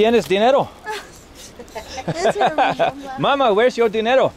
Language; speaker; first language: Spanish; non-native, learner; Norwegian